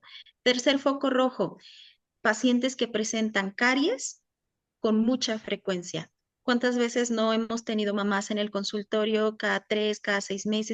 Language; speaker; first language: Spanish; native; Spanish